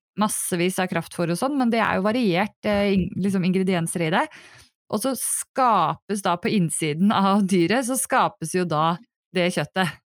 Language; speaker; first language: Norwegian; native; Norwegian